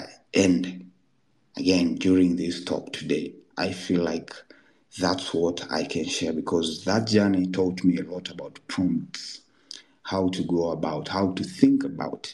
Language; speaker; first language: English; non-native, local second language; Swahili